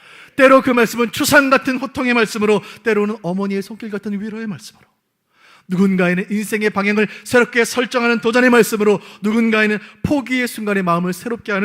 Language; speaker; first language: Korean; native; Korean